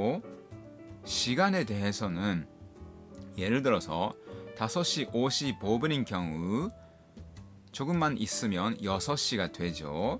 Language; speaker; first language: Korean; non-native, fluent; Japanese